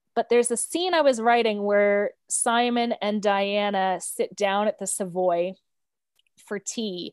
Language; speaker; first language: English; native; English